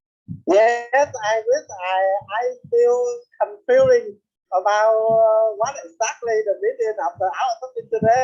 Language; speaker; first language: English; non-native, learner; Vietnamese